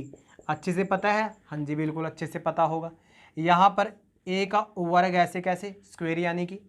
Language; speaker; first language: Hindi; native; Hindi